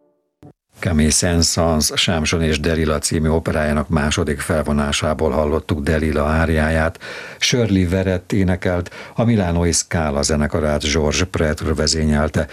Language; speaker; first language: Hungarian; native; Hungarian